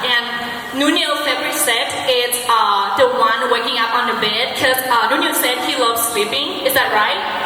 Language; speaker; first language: English; non-native, fluent; Thai